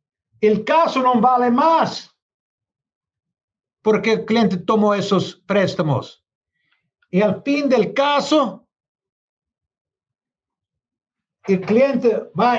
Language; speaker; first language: Spanish; non-native, learner; English